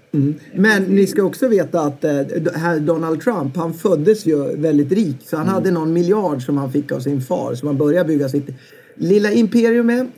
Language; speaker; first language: Swedish; native; Swedish